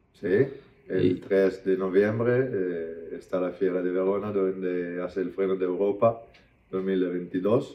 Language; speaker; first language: Spanish; non-native, fluent; Italian